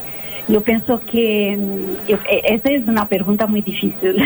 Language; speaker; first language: Spanish; non-native, local second language; Portuguese